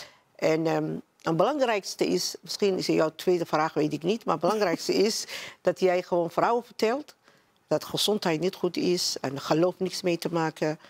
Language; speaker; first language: Dutch; non-native, learner; Somali